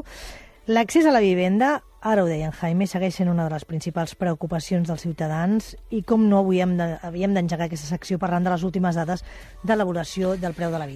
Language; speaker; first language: Catalan; native; Catalan